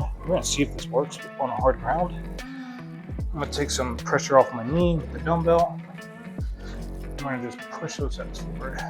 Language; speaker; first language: English; native; English